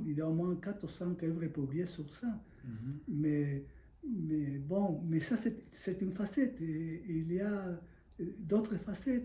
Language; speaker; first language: French; non-native, fluent; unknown